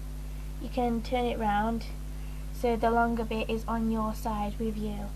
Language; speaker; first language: English; native; English